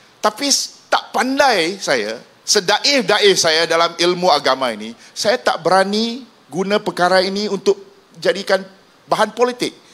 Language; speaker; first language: Malay; non-native, local second language; Min Nan Chinese